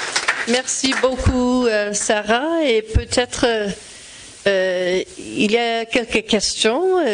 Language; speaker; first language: French; non-native, fluent; English